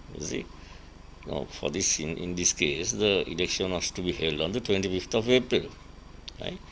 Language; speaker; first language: English; non-native, local second language; Sinhala